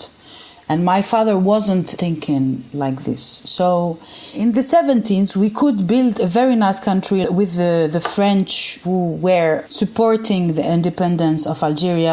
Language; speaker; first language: English; non-native, fluent; Arabic